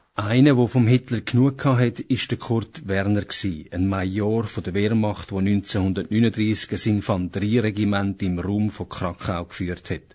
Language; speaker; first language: German; native; German